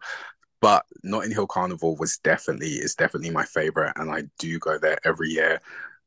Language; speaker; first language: English; native; English